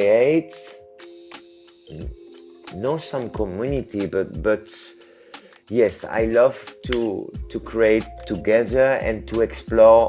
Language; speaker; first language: English; non-native, learner; French